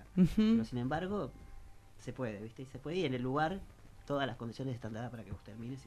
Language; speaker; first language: Spanish; native; Spanish